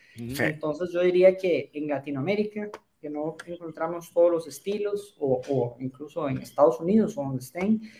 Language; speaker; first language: Spanish; native; Spanish